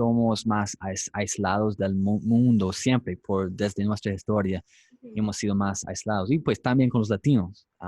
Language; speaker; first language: Spanish; non-native, fluent; English